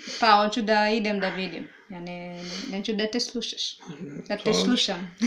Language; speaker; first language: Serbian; non-native, learner; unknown